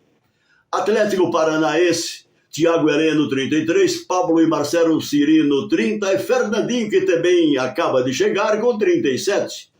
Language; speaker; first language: Portuguese; native; Portuguese